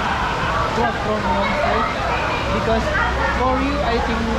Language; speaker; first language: English; non-native, learner; Indonesian